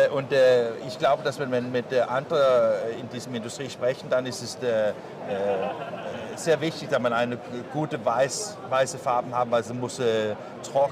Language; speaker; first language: German; non-native, learner; Danish